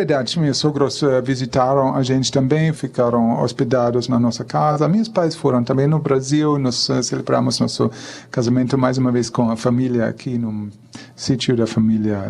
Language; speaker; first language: Portuguese; non-native, fluent; German